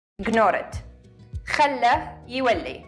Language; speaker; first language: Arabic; native; Arabic